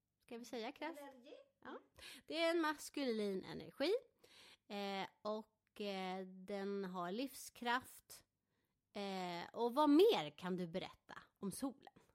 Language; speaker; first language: Swedish; native; Swedish